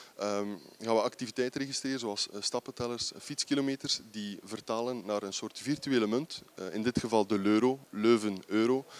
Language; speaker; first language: Dutch; native; Dutch